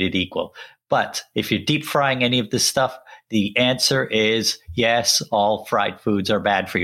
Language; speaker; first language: English; native; English